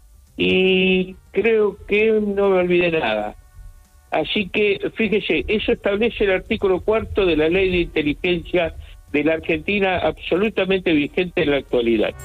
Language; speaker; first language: Spanish; native; Spanish